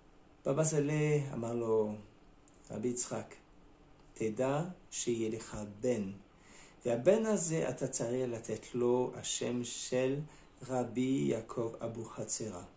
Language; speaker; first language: Hebrew; non-native, fluent; French